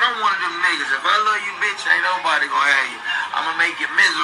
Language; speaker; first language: English; native; English